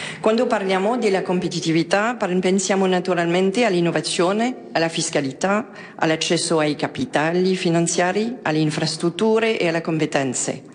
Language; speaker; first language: Italian; non-native, fluent; French